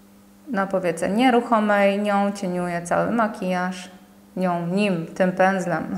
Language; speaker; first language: Polish; native; Polish